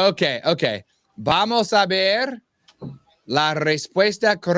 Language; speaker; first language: Spanish; non-native, learner; English